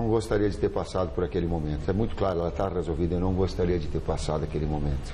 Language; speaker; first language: Portuguese; native; Portuguese